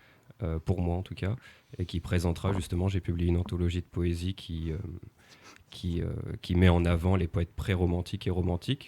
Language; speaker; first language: French; native; French